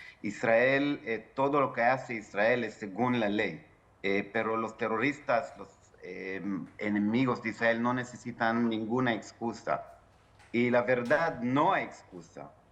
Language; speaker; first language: Spanish; non-native, fluent; Hebrew